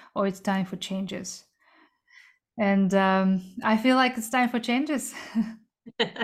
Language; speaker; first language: English; early bilingual, other home language; Korean